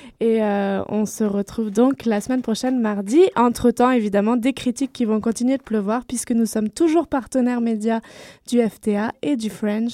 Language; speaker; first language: French; native; French